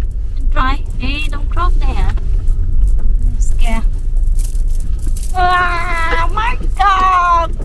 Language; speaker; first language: English; non-native, learner; Vietnamese